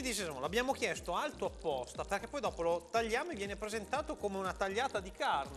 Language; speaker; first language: Italian; native; Italian